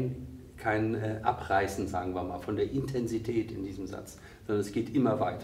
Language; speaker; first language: German; native; German